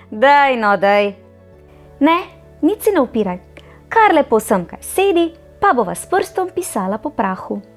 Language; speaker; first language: Slovenian; native; Slovenian